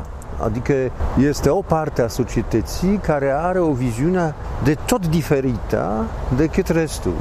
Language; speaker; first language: Romanian; non-native, fluent; Polish